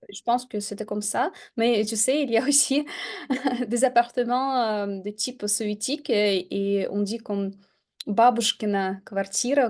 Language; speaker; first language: French; non-native, fluent; Russian